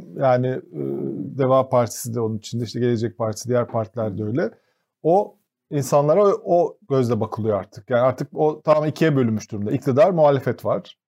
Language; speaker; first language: Turkish; native; Turkish